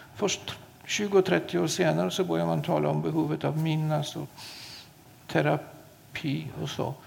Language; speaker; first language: Swedish; non-native, fluent; Polish